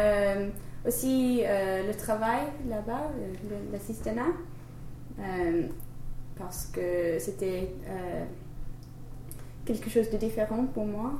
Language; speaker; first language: French; non-native, learner; English